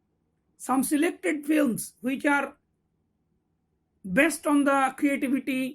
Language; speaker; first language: English; non-native, local second language; Bangla